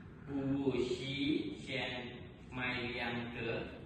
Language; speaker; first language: Chinese; non-native, learner; Indonesian